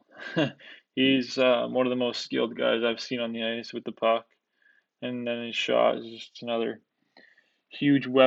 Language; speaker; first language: English; native; English